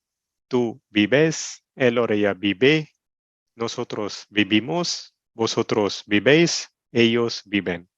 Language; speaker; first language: Spanish; non-native, learner; Malayalam